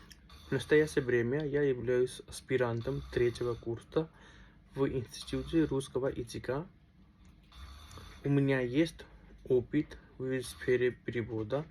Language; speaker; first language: Russian; non-native, local second language; Hindi